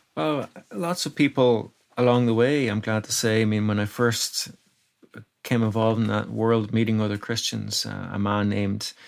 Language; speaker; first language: English; native; English